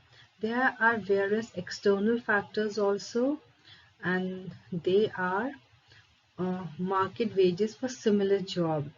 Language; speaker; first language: English; non-native, local second language; Hindi